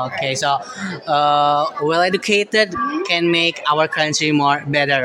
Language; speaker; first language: English; non-native, learner; Indonesian